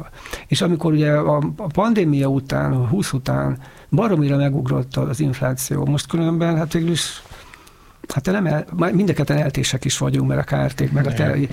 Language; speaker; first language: Hungarian; native; Hungarian